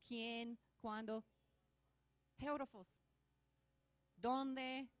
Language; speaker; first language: Spanish; non-native, fluent; English